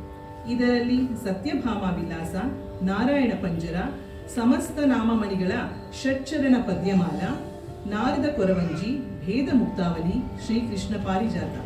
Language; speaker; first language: Kannada; native; Kannada